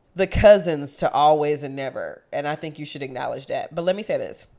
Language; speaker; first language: English; native; English